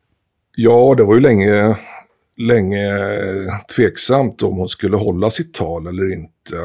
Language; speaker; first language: Swedish; native; Swedish